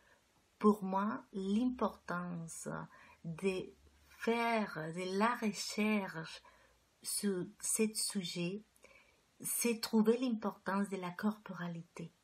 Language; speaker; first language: French; non-native, fluent; Spanish